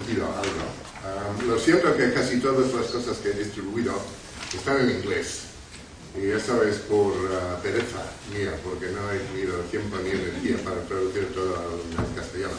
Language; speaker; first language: Spanish; non-native, fluent; English